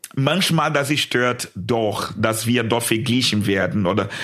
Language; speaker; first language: German; non-native, fluent; Portuguese